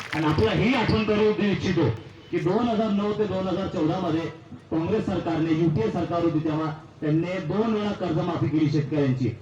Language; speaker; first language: Marathi; non-native, local second language; Bhili